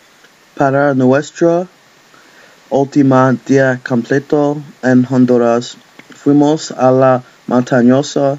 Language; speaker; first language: Spanish; non-native, learner; English